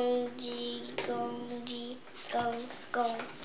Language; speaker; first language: Chinese; early bilingual, heritage; Chinese